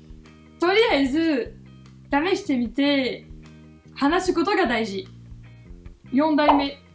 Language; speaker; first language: Japanese; non-native, fluent; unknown